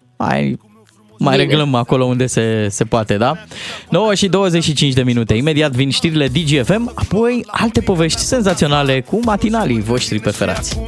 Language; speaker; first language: Romanian; native; Romanian